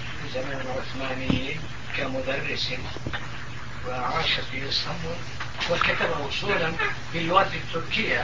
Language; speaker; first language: Arabic; non-native, fluent; Turkish